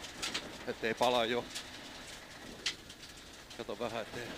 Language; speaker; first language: Finnish; native; Finnish